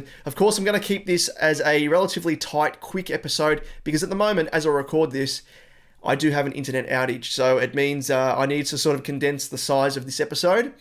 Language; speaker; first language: English; native; English